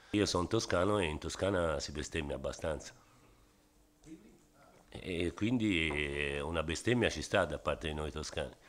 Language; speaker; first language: Italian; native; Italian